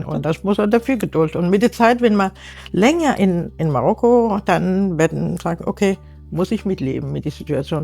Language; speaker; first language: German; non-native, learner; Arabic